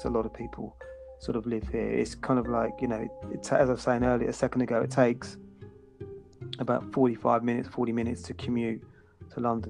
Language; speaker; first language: English; native; English